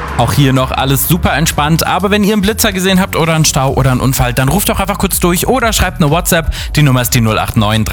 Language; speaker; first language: German; native; German